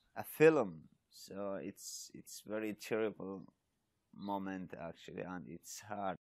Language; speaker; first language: English; non-native, learner; Arabic